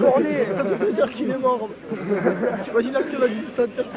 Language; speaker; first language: French; native; French